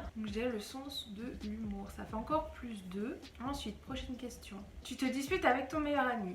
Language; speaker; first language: French; native; French